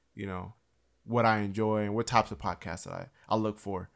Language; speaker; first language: English; native; English